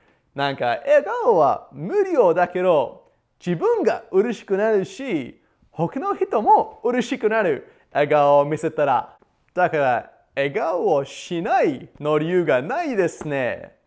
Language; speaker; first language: Japanese; non-native, learner; English